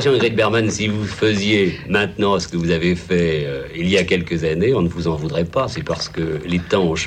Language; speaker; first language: French; native; French